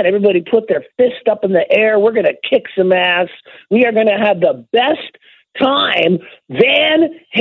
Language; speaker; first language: English; native; English